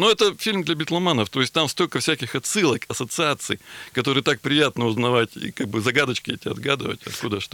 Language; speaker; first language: Russian; native; Russian